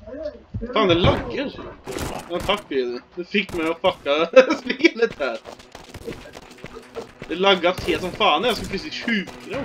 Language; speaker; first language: Swedish; native; Swedish